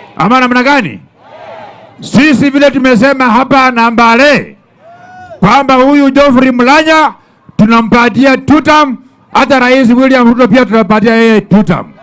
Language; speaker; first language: Swahili; non-native, local second language; Luyia